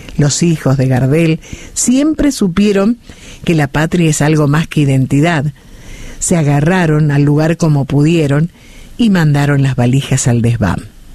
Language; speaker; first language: Spanish; native; Spanish